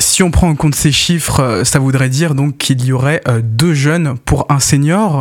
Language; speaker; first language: French; native; French